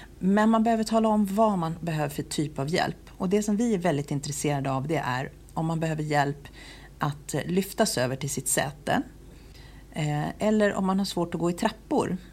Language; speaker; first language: Swedish; native; Swedish